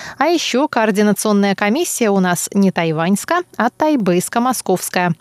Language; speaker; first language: Russian; non-native, fluent; Chinese